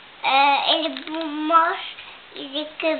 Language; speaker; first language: French; native; French